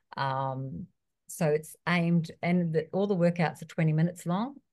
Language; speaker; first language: English; native; English